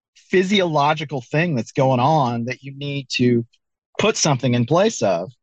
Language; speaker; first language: English; native; English